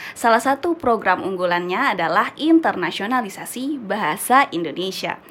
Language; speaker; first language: Indonesian; native; Indonesian